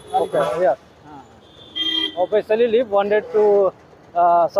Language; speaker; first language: English; non-native, learner; Hindi